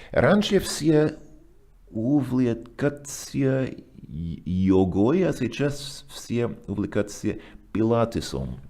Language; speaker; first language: Russian; non-native, fluent; English